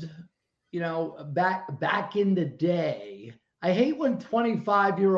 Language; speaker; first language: English; native; English